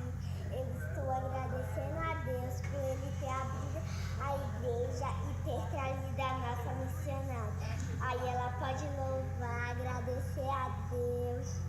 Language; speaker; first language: Portuguese; non-native, local second language; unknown